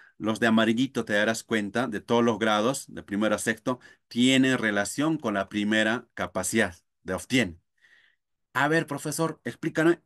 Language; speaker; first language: Spanish; non-native, local second language; Quechua